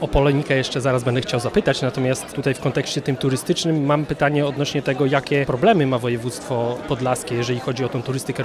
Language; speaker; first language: Polish; native; Polish